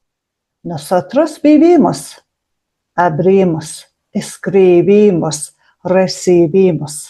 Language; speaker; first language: Spanish; non-native, fluent; Mongolian